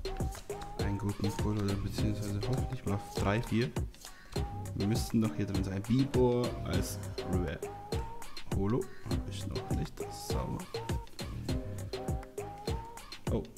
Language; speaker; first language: German; native; German